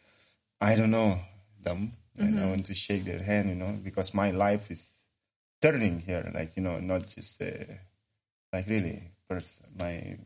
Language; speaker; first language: English; non-native, learner; Indonesian